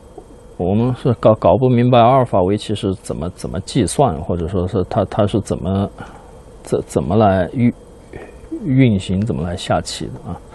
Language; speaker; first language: Chinese; native; Chinese